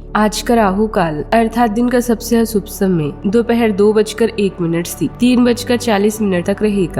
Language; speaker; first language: Hindi; native; Hindi